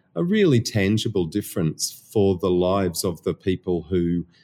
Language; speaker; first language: English; native; English